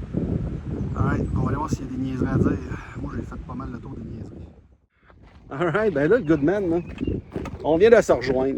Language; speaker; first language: French; native; French